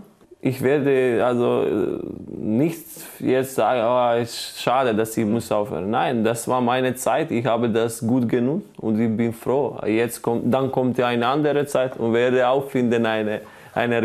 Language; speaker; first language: German; non-native, fluent; Croatian